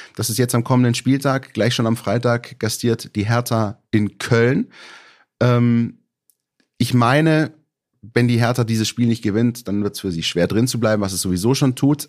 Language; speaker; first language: German; native; German